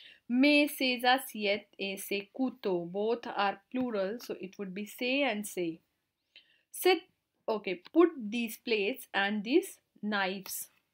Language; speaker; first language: English; non-native, local second language; Hindi